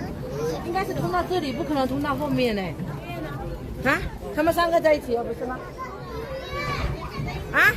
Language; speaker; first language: Chinese; native; Chinese